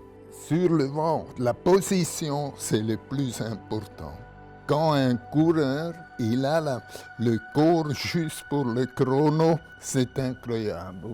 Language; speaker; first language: French; non-native, local second language; German